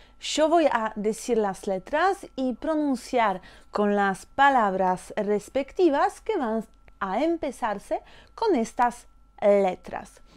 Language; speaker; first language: Spanish; non-native, fluent; Polish